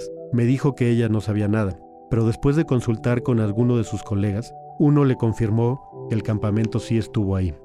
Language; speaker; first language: Spanish; native; Spanish